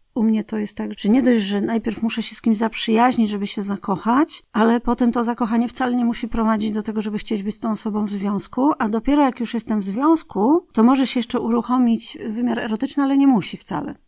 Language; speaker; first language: Polish; native; Polish